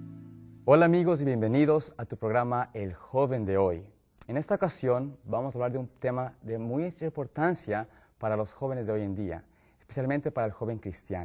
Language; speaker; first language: Spanish; native; Spanish